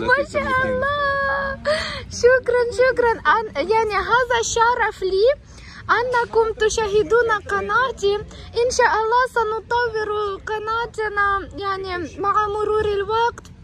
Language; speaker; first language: Arabic; non-native, fluent; Ukrainian